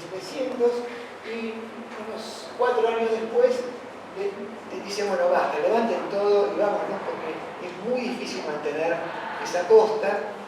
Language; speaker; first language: Spanish; native; Spanish